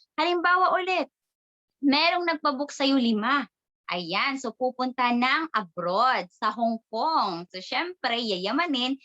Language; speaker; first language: Filipino; non-native, local second language; Cebuano